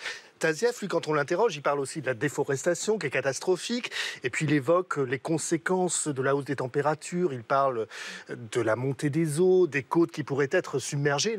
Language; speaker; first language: French; native; French